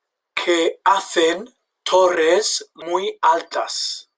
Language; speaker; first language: Spanish; non-native, fluent; English